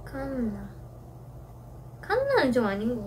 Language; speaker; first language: Korean; non-native, fluent; Japanese